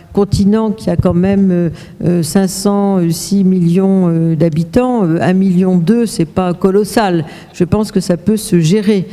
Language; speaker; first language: French; native; French